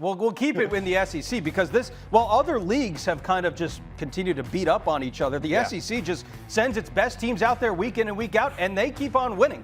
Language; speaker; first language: English; native; English